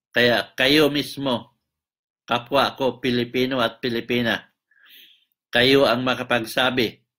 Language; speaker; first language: Filipino; native; Filipino